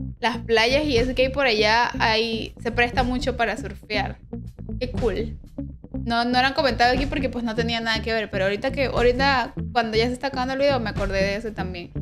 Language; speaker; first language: Spanish; native; Spanish